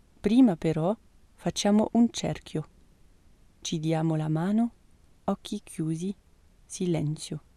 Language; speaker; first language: Italian; non-native, fluent; French